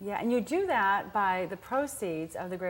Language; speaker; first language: English; native; English